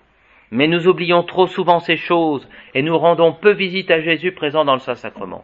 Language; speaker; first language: French; native; French